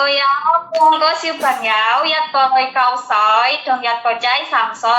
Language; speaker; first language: Cantonese; non-native, learner; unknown